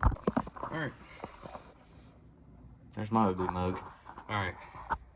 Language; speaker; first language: English; native; English